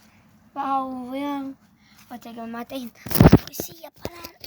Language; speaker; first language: Estonian; non-native, local second language; Russian